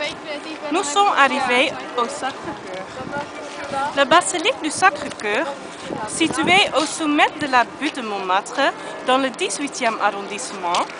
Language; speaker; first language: French; non-native, learner; Dutch